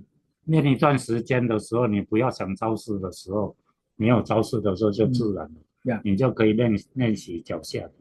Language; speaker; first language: Chinese; native; Chinese